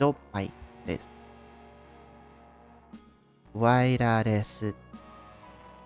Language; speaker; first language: Japanese; non-native, learner; English